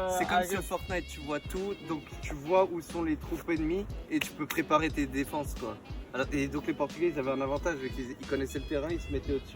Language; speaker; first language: French; native; French